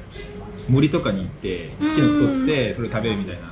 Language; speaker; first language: Japanese; native; Japanese